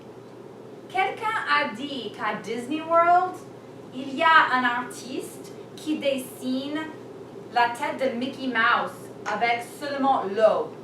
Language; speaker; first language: French; non-native, fluent; English